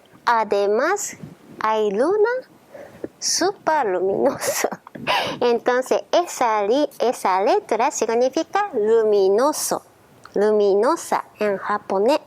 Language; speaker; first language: Spanish; non-native, learner; Japanese